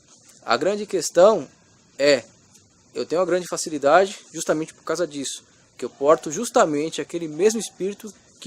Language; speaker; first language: Portuguese; native; Portuguese